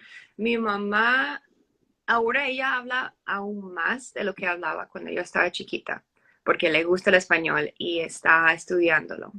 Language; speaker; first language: Spanish; early bilingual, heritage; English